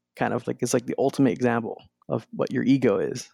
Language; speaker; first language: English; non-native, local second language; Spanish